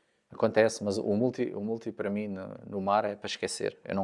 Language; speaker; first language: Portuguese; native; Portuguese